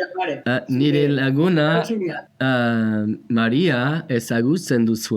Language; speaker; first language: Basque; non-native, learner; English